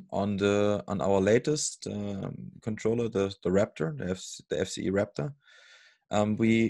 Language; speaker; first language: English; non-native, fluent; German